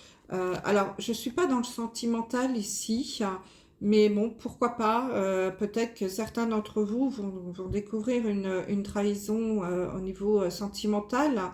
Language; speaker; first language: French; native; French